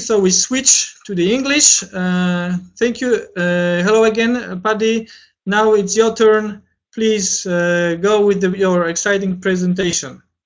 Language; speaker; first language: English; non-native, learner; Polish